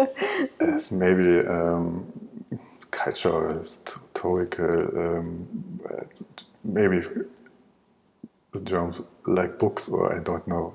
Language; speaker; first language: English; non-native, learner; German